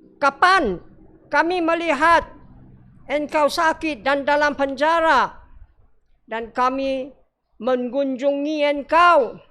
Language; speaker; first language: Malay; non-native, local second language; Chinese